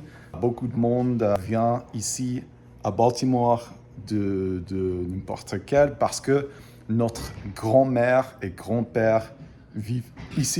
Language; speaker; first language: French; non-native, fluent; English